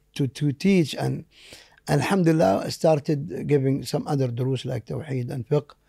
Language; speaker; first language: English; non-native, fluent; Arabic